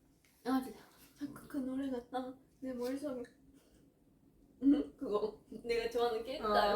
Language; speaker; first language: Korean; non-native, fluent; Japanese